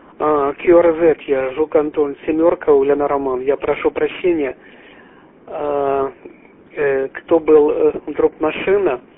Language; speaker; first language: Russian; native; Russian